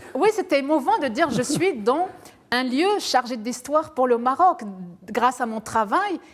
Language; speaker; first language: French; early bilingual, other home language; Arabic